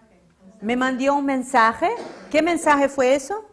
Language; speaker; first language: Spanish; non-native, fluent; Portuguese